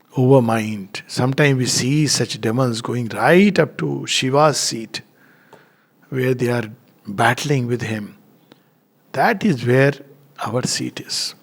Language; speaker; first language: English; non-native, local second language; Hindi